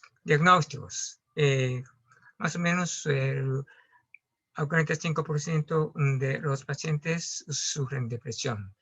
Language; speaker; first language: Spanish; non-native, learner; Japanese